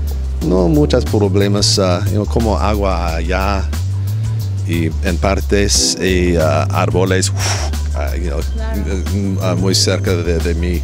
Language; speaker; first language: Spanish; non-native, learner; English